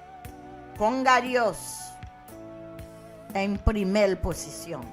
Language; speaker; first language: Spanish; non-native, learner; Haitian Creole